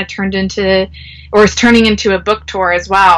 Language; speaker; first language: English; native; English